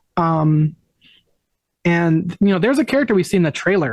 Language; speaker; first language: English; native; English